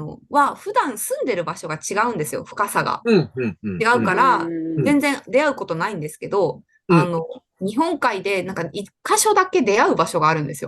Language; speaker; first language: Japanese; native; Japanese